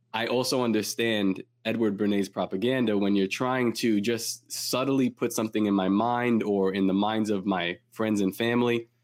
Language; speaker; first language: English; native; English